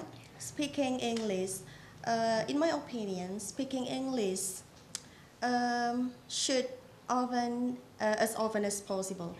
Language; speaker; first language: English; non-native, fluent; Indonesian